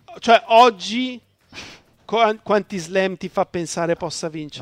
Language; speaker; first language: Italian; native; Italian